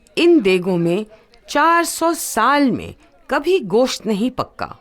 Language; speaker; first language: Urdu; native; Urdu